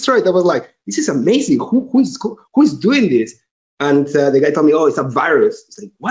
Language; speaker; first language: English; non-native, fluent; Spanish